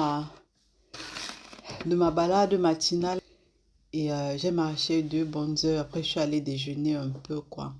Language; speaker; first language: French; native; French